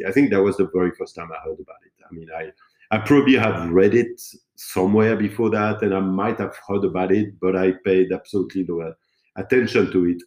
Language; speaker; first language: English; non-native, fluent; French